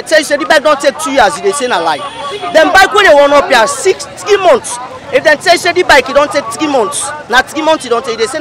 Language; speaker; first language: English; non-native, local second language; Krio